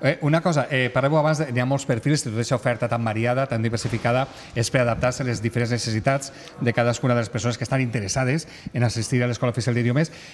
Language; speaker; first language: Catalan; native; Catalan